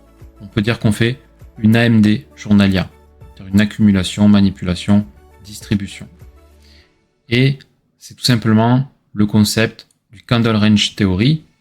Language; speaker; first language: French; native; French